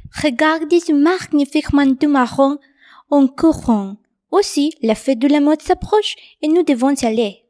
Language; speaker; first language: French; non-native, learner; Spanish